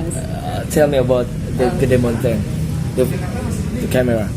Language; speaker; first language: English; non-native, learner; Indonesian